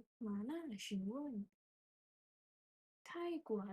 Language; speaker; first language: Chinese; non-native, learner; Thai